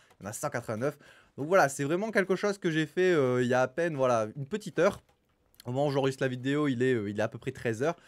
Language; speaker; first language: French; native; French